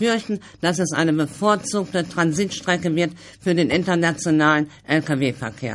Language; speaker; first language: German; native; German